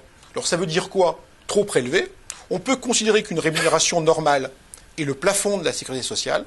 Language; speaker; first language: French; native; French